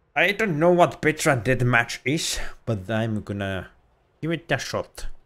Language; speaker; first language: English; non-native, fluent; Finnish